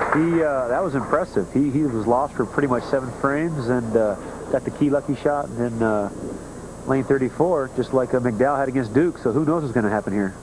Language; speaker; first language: English; native; English